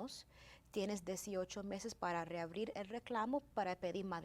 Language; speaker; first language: Spanish; early bilingual, heritage; Spanish